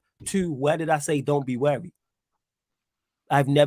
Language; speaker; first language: English; native; English